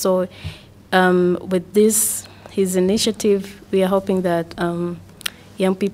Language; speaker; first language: English; non-native, local second language; Swahili